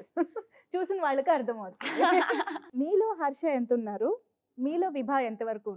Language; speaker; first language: Telugu; native; Telugu